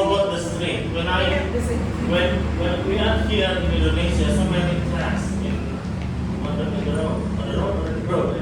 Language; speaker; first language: English; non-native, fluent; Indonesian